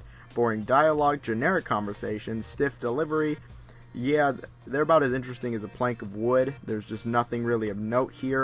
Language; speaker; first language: English; native; English